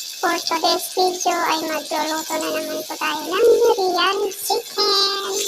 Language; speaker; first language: Filipino; non-native, local second language; Maguindanaon